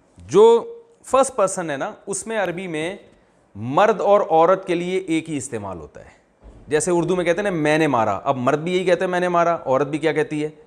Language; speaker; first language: Urdu; native; Urdu